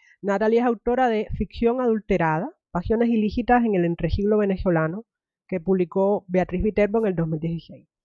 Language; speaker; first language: Spanish; native; Spanish